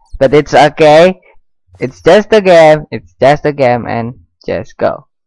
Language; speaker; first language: English; non-native, learner; Indonesian